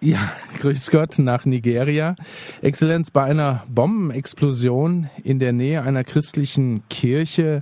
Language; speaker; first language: German; native; German